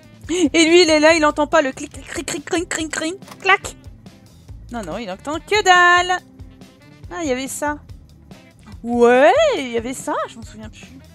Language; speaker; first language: French; native; French